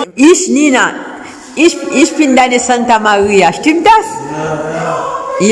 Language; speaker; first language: German; non-native, learner; Haitian Creole